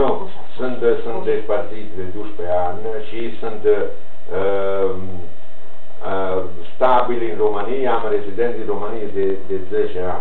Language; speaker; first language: Romanian; non-native, learner; Italian